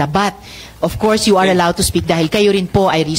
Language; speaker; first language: Filipino; native; Filipino